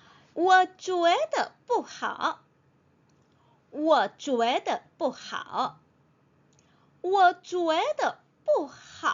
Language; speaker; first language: Chinese; non-native, fluent; Korean